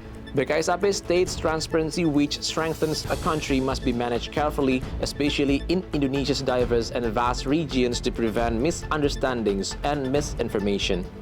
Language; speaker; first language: English; non-native, fluent; Indonesian